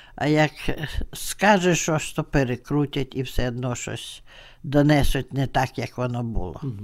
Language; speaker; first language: Ukrainian; native; Ukrainian